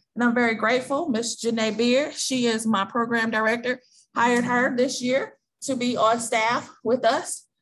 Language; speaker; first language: English; native; English